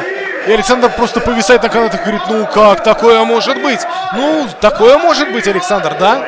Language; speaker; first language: Russian; native; Russian